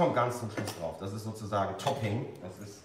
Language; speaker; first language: German; native; German